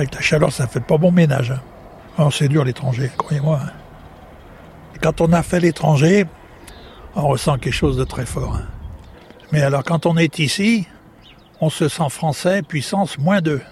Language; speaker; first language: French; native; French